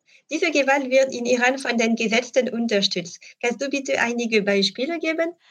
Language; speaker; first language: German; non-native, learner; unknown